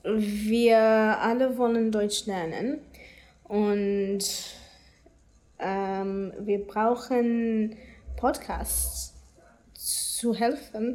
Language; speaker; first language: German; non-native, learner; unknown